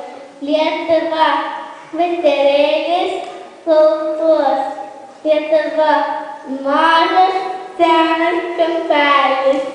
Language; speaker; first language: Lithuanian; early bilingual, heritage; Lithuanian